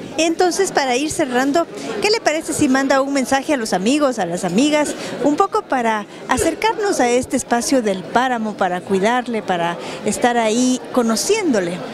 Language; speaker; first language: Spanish; native; Spanish